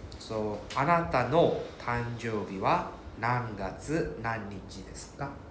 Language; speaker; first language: Japanese; non-native, fluent; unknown